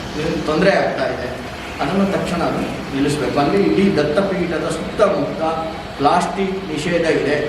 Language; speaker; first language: Kannada; native; Kannada